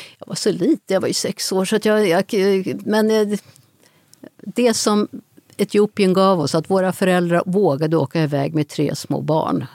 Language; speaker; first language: Swedish; native; Swedish